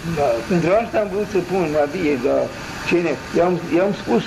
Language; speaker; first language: Romanian; non-native, local second language; German